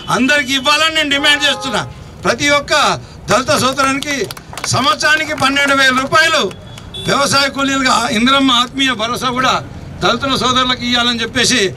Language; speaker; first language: Telugu; native; Telugu